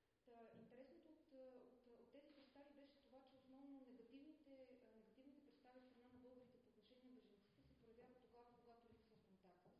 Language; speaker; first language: Bulgarian; native; Bulgarian